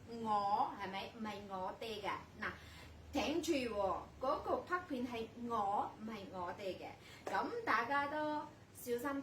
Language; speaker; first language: Cantonese; non-native, fluent; Indonesian